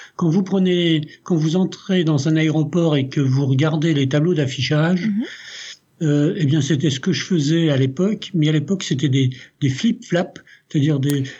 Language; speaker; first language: French; early bilingual, other home language; Italian